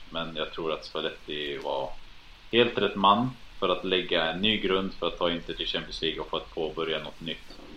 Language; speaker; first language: Swedish; early bilingual, other home language; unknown